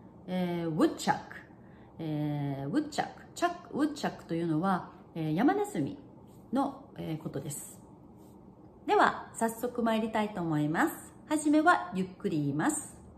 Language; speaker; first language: Japanese; early bilingual, heritage; Japanese